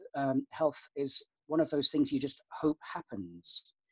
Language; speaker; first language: English; native; English